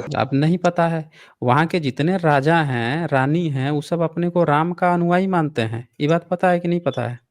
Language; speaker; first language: Hindi; native; Hindi